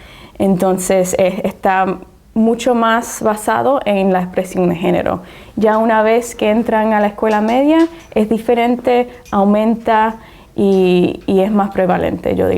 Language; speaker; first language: Spanish; early bilingual, heritage; Spanish